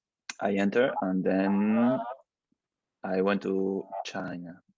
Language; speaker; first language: English; non-native, learner; Spanish